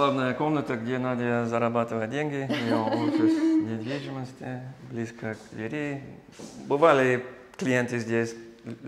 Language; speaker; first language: Russian; non-native, learner; English